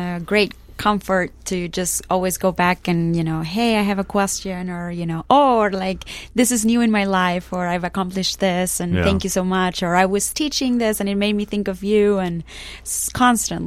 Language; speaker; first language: English; non-native, fluent; Spanish